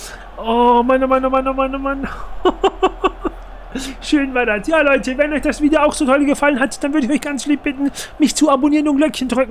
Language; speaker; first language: German; native; German